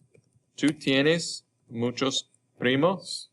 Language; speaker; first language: Spanish; non-native, fluent; English